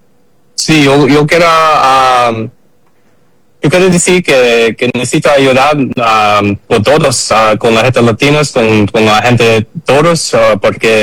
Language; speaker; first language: Spanish; early bilingual, heritage; English